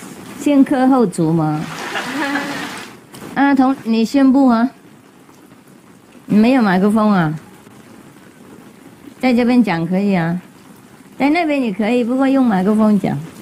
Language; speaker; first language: Chinese; non-native, fluent; Vietnamese